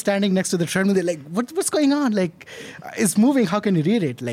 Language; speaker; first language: English; non-native, local second language; Hindi